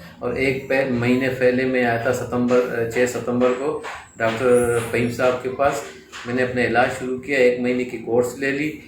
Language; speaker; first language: Urdu; non-native, local second language; Baluchi